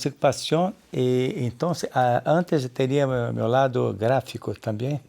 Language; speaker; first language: Spanish; non-native, learner; Portuguese